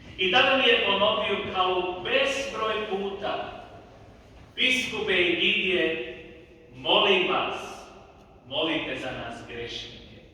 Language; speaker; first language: Bosnian; early bilingual, heritage; Croatian